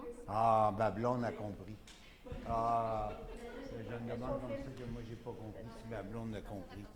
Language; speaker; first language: French; native; French